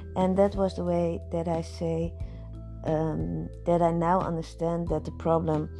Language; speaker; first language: English; non-native, learner; Dutch